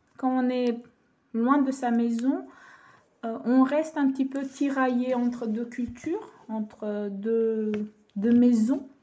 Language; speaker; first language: French; non-native, fluent; Romanian